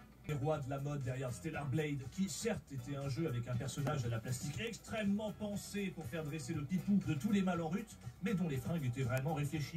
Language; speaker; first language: French; native; French